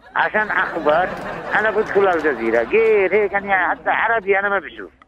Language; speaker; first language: Arabic; non-native, learner; Bangla